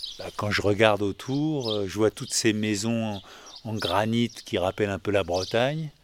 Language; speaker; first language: French; native; French